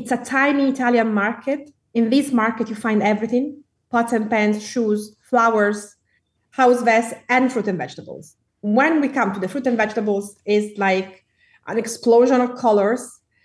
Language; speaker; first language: English; non-native, fluent; Italian